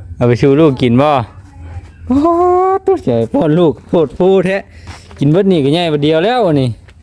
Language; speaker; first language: Thai; native; Thai